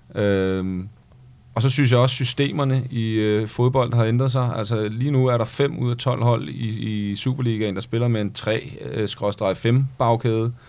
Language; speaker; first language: Danish; native; Danish